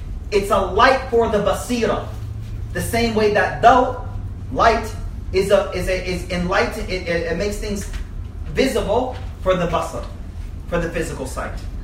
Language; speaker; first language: English; native; English